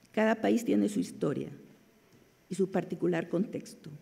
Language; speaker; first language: Spanish; native; Spanish